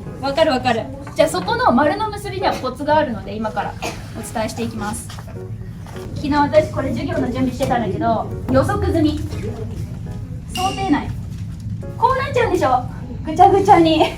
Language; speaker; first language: Japanese; native; Japanese